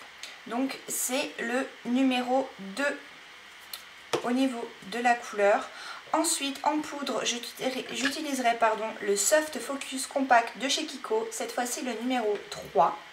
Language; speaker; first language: French; native; French